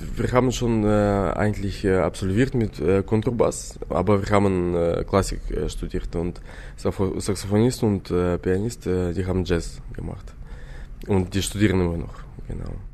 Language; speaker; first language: German; non-native, fluent; Russian